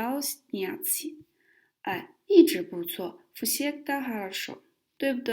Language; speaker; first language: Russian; non-native, learner; Kyrgyz